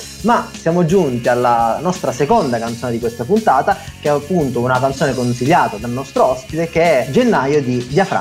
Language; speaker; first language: Italian; native; Italian